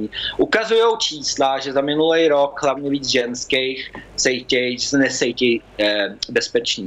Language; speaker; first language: Czech; early bilingual, heritage; Czech